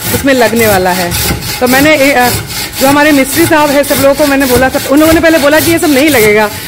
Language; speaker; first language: Hindi; native; Hindi